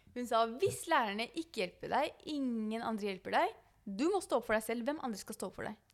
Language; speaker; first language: Norwegian; native; Norwegian